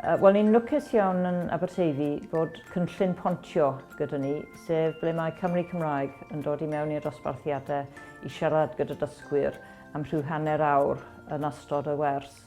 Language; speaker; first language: Welsh; non-native, fluent; English